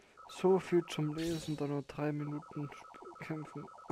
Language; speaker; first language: German; native; German